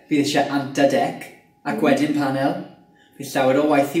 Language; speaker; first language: Welsh; non-native, local second language; English